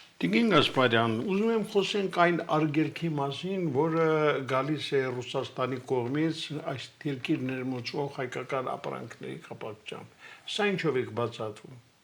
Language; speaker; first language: Armenian; native; Armenian